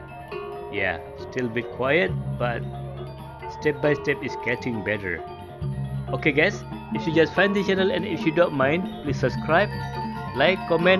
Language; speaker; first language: English; non-native, fluent; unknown